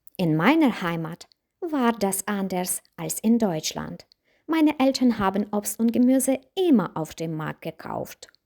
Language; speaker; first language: German; non-native, fluent; Ukrainian